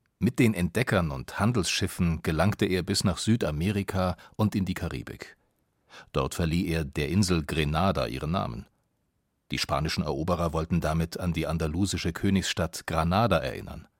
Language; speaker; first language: German; native; German